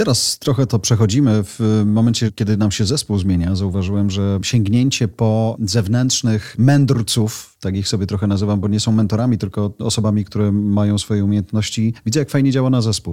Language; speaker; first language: Polish; native; Polish